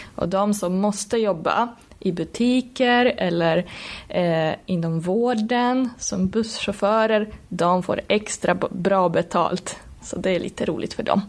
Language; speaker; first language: Swedish; non-native, fluent; Polish